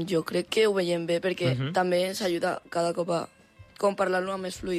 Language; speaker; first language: Catalan; non-native, local second language; Spanish